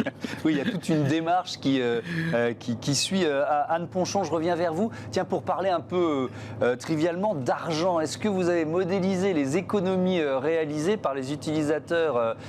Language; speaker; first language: French; native; French